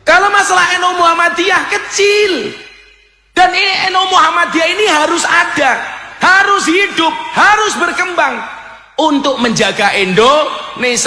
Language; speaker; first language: Indonesian; non-native, local second language; Javanese